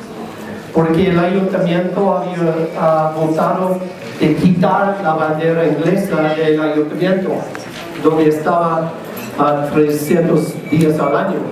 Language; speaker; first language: Spanish; non-native, learner; English